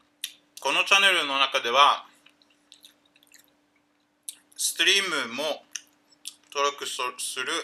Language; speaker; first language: Japanese; non-native, learner; English